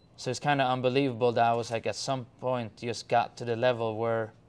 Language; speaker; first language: English; non-native, fluent; Swedish